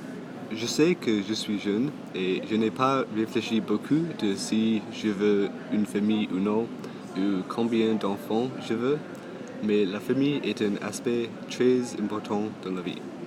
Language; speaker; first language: French; non-native, local second language; English